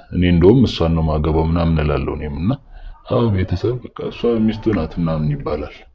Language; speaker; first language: Amharic; native; Amharic